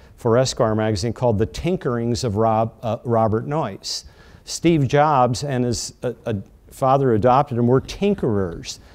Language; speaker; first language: English; native; English